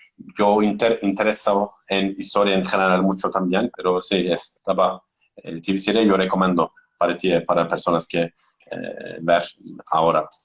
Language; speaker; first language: Spanish; non-native, learner; Turkish